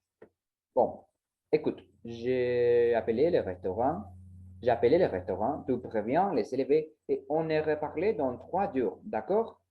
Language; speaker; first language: French; non-native, learner; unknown